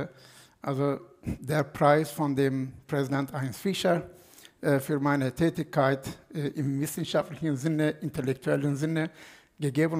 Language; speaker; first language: German; non-native, fluent; Turkish